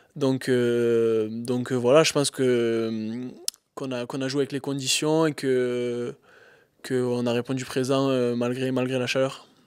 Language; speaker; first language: French; native; French